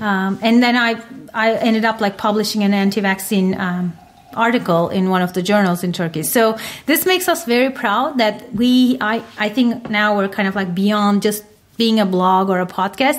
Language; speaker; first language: English; non-native, fluent; Turkish